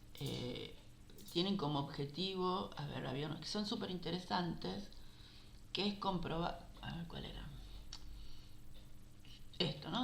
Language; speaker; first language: Spanish; native; Spanish